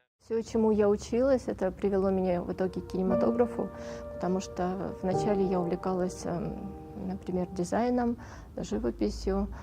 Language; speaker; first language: Russian; non-native, local second language; Tajik